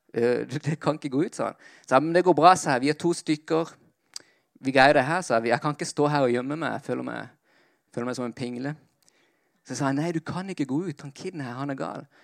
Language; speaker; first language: Norwegian; early bilingual, other home language; Spanish